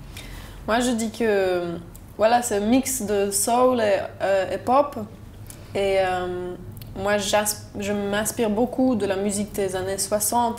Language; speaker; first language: French; non-native, local second language; German